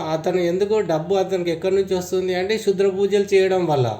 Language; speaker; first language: Telugu; native; Telugu